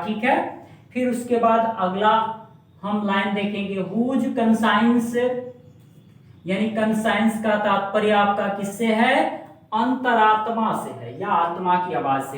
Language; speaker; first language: Hindi; native; Hindi